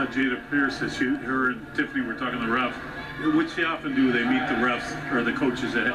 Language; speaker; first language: English; native; English